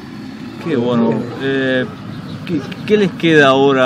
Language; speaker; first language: Spanish; native; Spanish